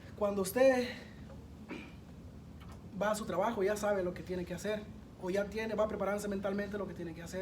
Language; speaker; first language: Spanish; native; Spanish